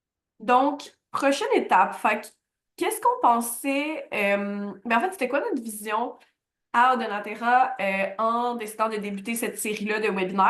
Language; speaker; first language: French; native; French